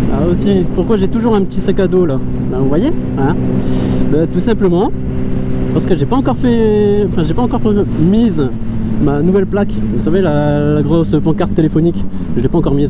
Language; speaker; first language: French; native; French